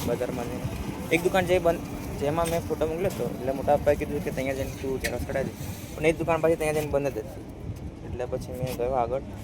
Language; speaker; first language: Gujarati; non-native, local second language; Rathawi